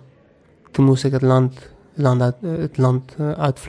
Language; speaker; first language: Dutch; non-native, fluent; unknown